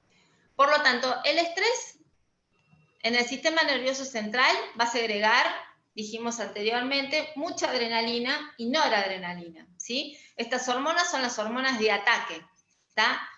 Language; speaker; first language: Spanish; native; Spanish